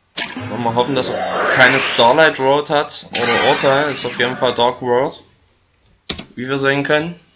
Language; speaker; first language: German; native; German